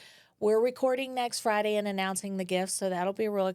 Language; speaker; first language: English; native; English